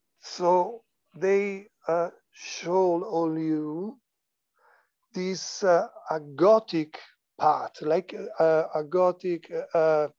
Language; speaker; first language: English; non-native, learner; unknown